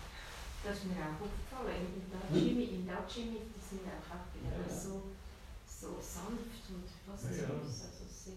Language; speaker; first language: German; non-native, fluent; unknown